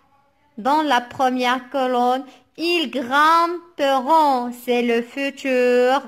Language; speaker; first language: French; non-native, local second language; Arabic